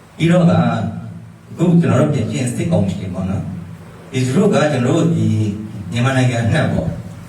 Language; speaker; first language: Burmese; non-native, local second language; Mon